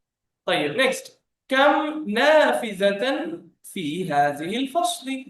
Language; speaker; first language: Arabic; non-native, fluent; Bangla